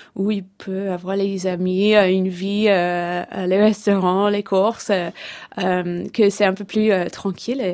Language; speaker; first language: French; non-native, fluent; English